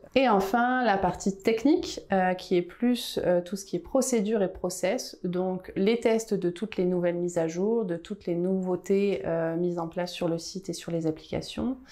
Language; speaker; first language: French; native; French